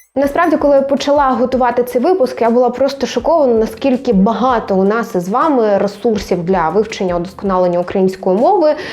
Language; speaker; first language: Ukrainian; non-native, local second language; Russian